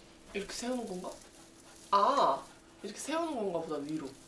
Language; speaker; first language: Korean; native; Korean